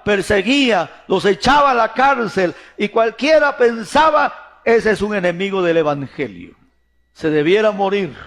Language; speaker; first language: Spanish; native; Spanish